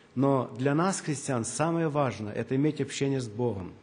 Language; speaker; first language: Russian; non-native, local second language; Ukrainian